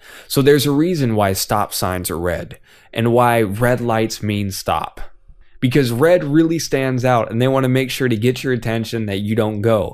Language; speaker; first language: English; native; English